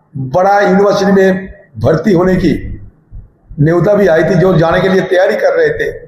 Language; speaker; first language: Hindi; non-native, local second language; Bangla